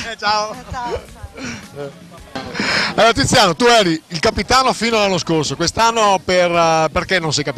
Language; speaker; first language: Italian; native; Italian